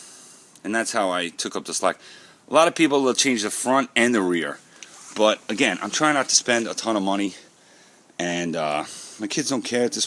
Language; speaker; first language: English; native; English